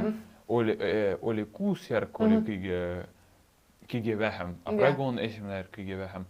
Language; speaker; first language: Estonian; non-native, local second language; Russian